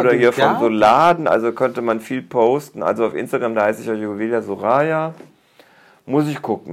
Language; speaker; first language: German; native; German